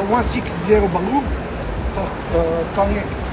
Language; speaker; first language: English; non-native, learner; Italian